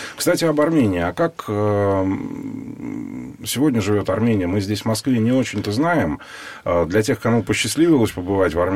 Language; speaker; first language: Russian; native; Russian